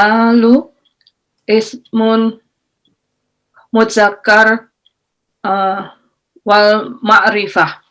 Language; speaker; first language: Arabic; non-native, learner; Indonesian